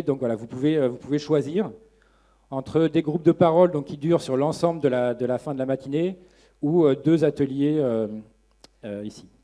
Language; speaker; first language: French; native; French